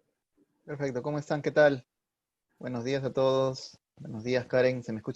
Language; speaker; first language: Spanish; native; Spanish